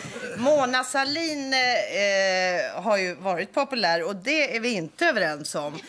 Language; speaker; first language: Swedish; native; Swedish